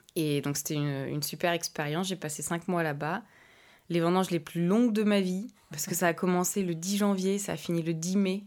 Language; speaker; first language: French; native; French